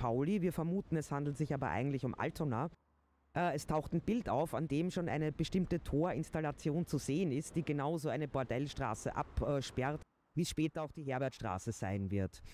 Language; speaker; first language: German; native; German